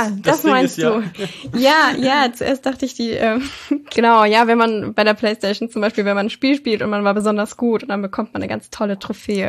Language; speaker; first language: German; native; German